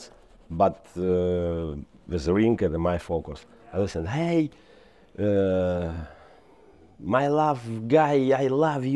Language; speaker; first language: English; non-native, learner; Ukrainian